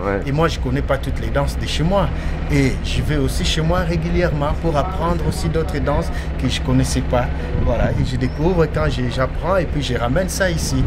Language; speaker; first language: French; non-native, local second language; Lingala